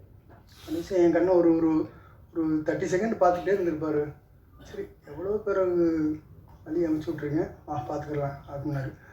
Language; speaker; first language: Tamil; native; Tamil